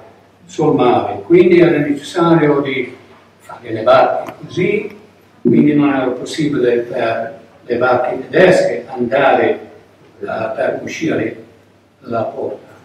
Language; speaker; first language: Italian; non-native, learner; English